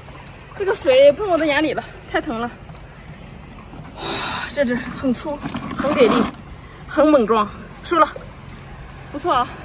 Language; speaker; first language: Chinese; native; Chinese